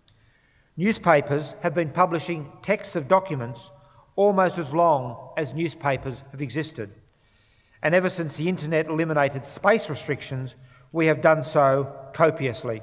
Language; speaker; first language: English; native; English